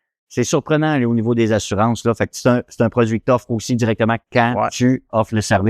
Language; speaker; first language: French; native; French